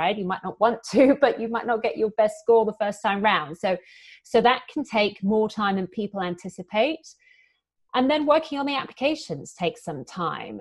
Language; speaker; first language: English; native; English